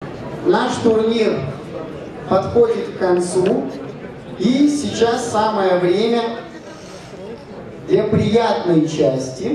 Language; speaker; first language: Russian; native; Russian